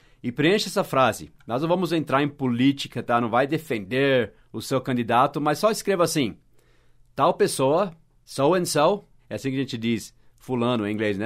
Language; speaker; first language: Portuguese; non-native, fluent; English